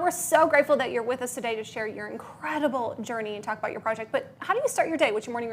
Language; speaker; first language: English; native; English